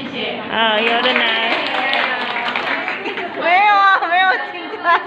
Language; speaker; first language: Chinese; non-native, learner; Indonesian